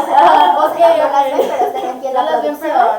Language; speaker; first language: Spanish; native; Spanish